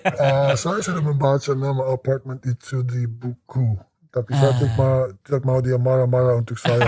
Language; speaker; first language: Indonesian; non-native, learner; English